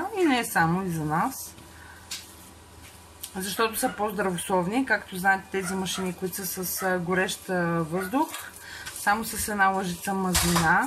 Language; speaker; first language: Bulgarian; native; Bulgarian